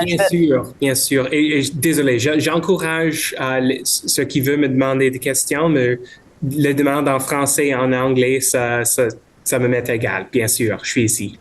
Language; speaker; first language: French; non-native, local second language; English